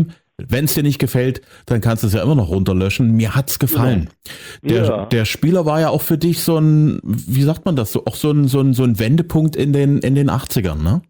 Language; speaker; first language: German; native; German